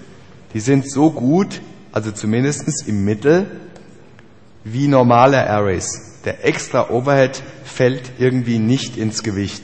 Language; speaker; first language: German; native; German